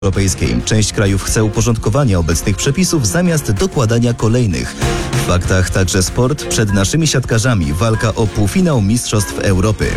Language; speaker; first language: Polish; native; Polish